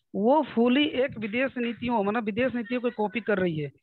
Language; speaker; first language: Hindi; native; Hindi